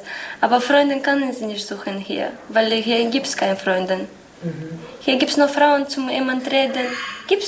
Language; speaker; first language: German; non-native, learner; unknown